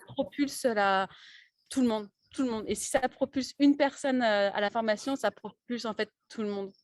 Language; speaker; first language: French; native; French